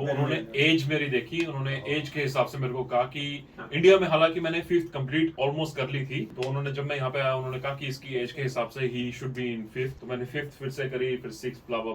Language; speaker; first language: Hindi; native; Hindi